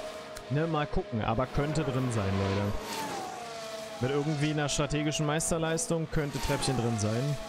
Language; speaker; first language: German; native; German